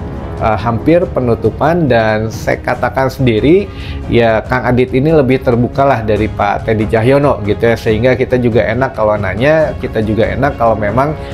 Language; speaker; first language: Indonesian; native; Indonesian